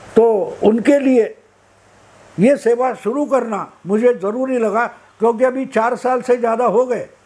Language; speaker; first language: Hindi; non-native, local second language; Marathi